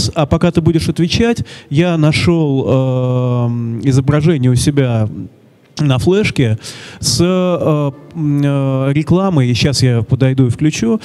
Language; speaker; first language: Russian; native; Russian